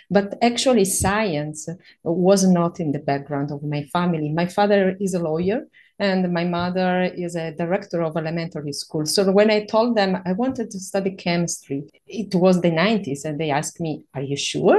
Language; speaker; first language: English; non-native, fluent; Italian